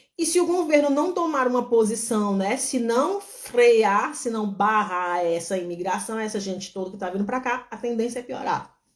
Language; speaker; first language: Portuguese; native; Portuguese